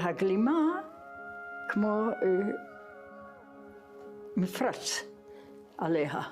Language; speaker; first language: Hebrew; non-native, fluent; Czech